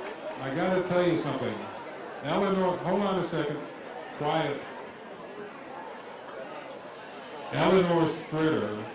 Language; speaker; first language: English; native; English